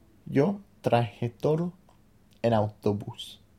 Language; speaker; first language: Spanish; non-native, fluent; English